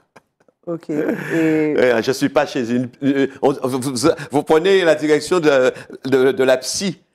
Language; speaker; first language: French; native; French